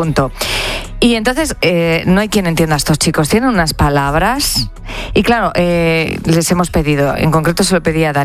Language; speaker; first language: Spanish; native; Spanish